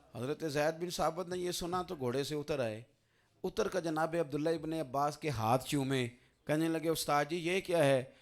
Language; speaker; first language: Urdu; non-native, local second language; Punjabi